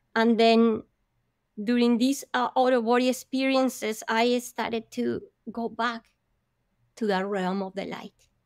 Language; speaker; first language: English; non-native, fluent; Spanish